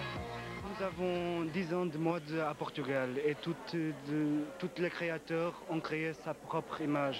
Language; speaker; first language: French; non-native, fluent; Portuguese